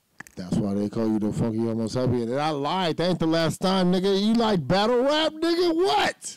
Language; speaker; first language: English; native; English